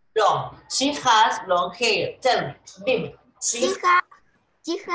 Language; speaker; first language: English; non-native, learner; Spanish